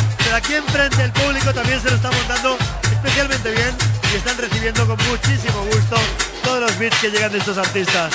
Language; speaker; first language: Spanish; native; Spanish